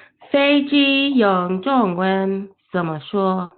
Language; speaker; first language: Chinese; non-native, learner; English